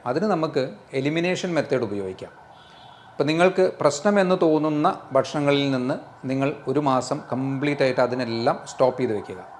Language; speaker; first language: Malayalam; native; Malayalam